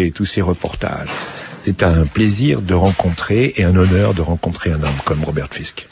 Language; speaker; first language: French; native; French